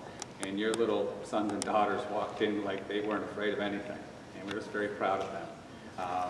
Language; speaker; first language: English; native; English